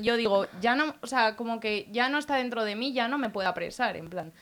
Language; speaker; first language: Spanish; native; Spanish